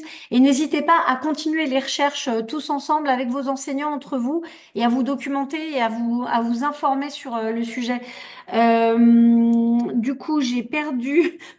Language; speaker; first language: French; native; French